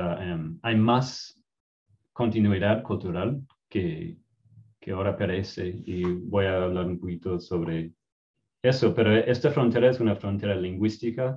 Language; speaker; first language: Spanish; non-native, fluent; English